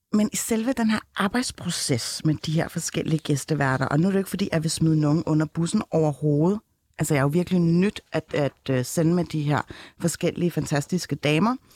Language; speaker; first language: Danish; early bilingual, other home language; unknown